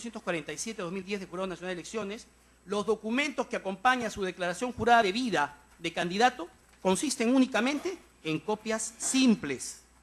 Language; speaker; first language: Spanish; native; Spanish